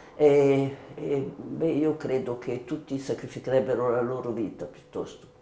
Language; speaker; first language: Italian; native; Italian